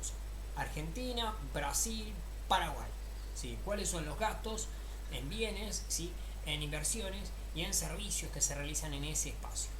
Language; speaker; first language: Spanish; native; Spanish